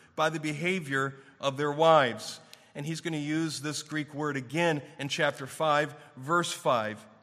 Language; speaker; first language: English; native; English